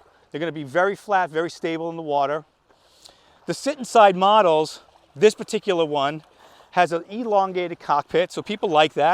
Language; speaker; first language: English; native; English